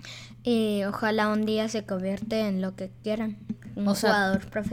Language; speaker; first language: Spanish; early bilingual, heritage; Spanish